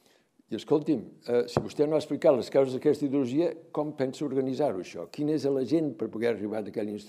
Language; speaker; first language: Catalan; native; Catalan